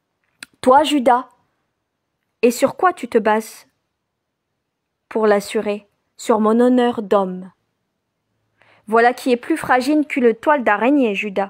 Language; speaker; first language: French; native; French